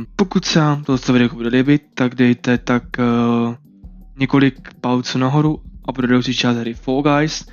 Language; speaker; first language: Czech; native; Czech